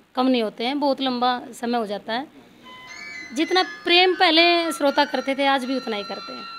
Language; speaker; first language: Hindi; native; Hindi